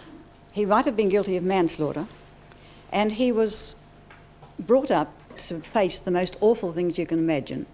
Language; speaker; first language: English; native; English